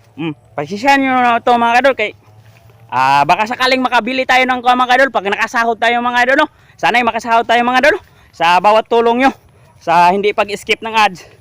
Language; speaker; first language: Filipino; non-native, local second language; Cebuano